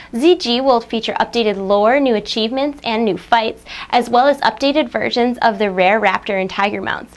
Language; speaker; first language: English; native; English